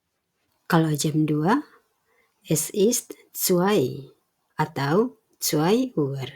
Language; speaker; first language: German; non-native, fluent; Indonesian